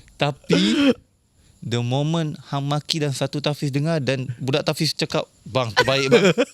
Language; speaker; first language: Malay; native; Malay